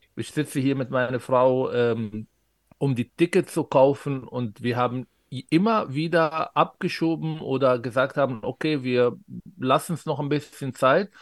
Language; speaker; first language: German; non-native, fluent; Arabic